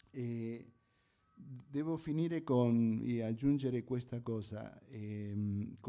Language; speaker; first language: Italian; non-native, fluent; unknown